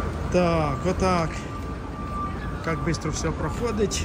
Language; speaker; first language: Russian; non-native, local second language; Ukrainian